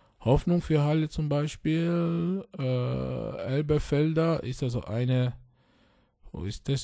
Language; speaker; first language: German; non-native, fluent; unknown